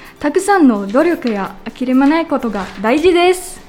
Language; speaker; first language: Japanese; non-native, learner; Filipino